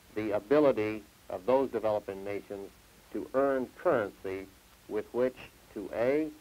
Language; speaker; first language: English; native; English